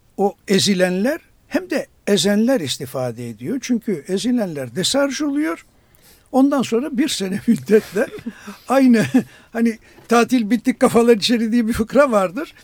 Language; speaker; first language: Turkish; non-native, local second language; Greek